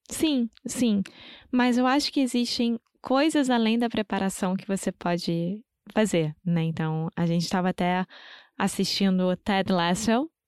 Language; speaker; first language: Portuguese; native; Portuguese